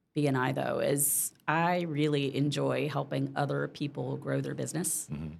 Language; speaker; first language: English; native; English